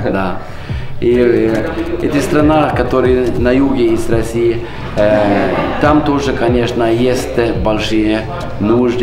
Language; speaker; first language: Russian; non-native, fluent; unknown